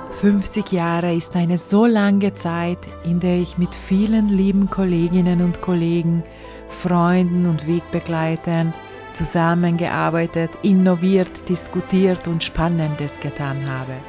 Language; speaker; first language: German; non-native, fluent; Hungarian